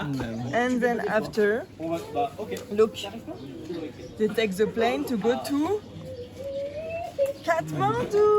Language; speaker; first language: English; non-native, learner; French